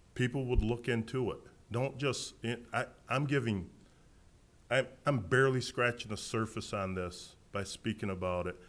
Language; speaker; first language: English; native; English